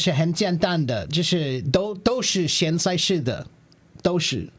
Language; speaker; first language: Chinese; non-native, learner; English